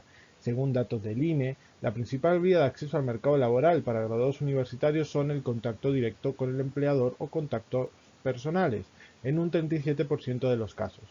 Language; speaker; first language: Spanish; native; Spanish